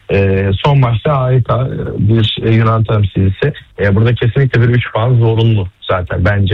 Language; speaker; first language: Turkish; native; Turkish